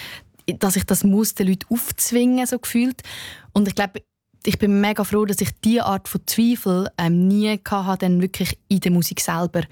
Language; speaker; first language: German; native; German